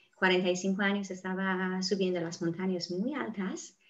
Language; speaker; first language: Spanish; non-native, fluent; Persian